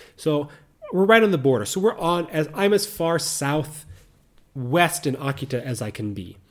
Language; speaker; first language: English; native; English